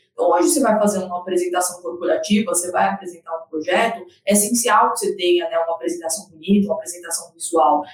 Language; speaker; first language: Portuguese; native; Portuguese